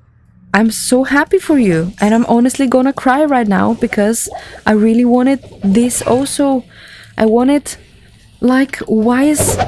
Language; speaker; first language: English; non-native, fluent; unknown